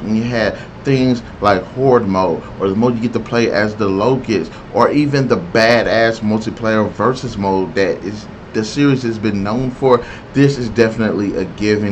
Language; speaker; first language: English; native; English